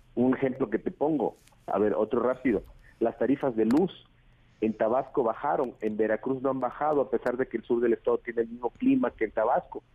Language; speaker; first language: Spanish; native; Spanish